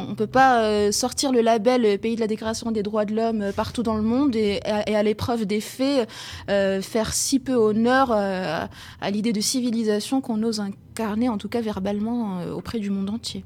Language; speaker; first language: French; non-native, local second language; Arabic